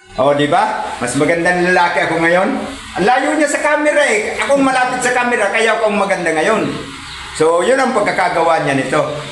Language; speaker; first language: Filipino; non-native, local second language; Cebuano